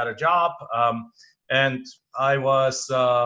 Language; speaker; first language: English; non-native, fluent; German